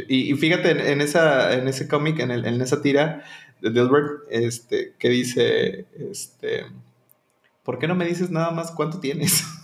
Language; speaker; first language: Spanish; native; Spanish